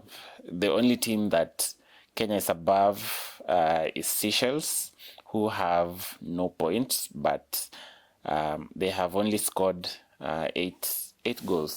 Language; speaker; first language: English; non-native, local second language; Swahili